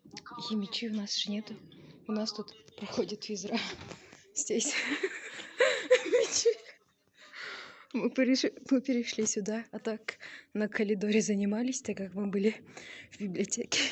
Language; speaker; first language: Russian; non-native, local second language; Kyrgyz